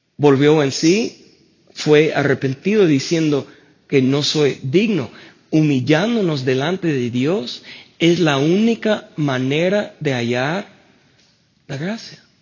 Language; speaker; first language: Spanish; non-native, fluent; English